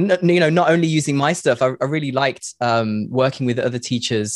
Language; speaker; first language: English; native; English